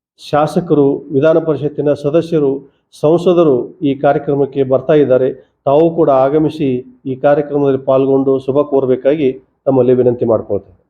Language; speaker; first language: Kannada; native; Kannada